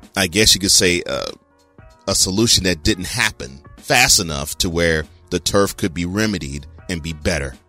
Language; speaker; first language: English; native; English